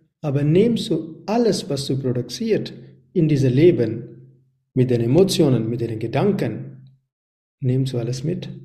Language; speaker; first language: German; non-native, learner; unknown